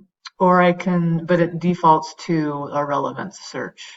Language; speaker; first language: English; native; English